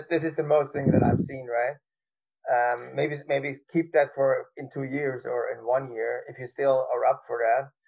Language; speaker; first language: English; non-native, fluent; German